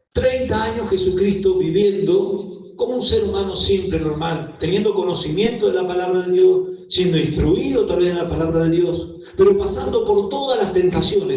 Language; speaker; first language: Spanish; native; Spanish